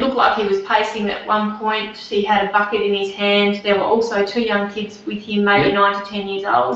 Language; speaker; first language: English; native; English